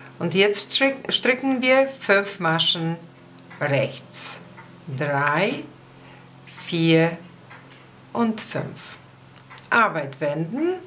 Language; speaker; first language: German; non-native, fluent; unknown